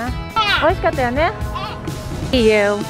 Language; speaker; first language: Japanese; native; Japanese